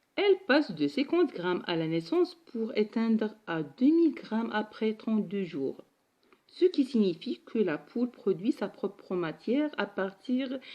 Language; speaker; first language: French; non-native, local second language; Arabic